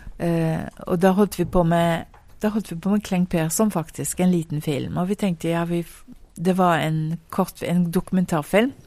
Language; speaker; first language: Norwegian; early bilingual, heritage; Norwegian